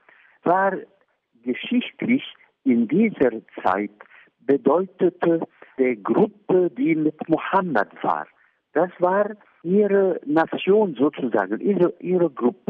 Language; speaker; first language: German; non-native, fluent; Arabic